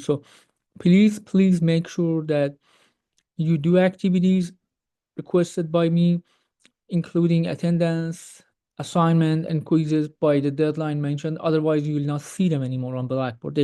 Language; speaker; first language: English; non-native, fluent; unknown